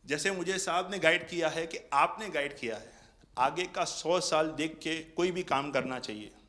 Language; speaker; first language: Hindi; non-native, local second language; Gujarati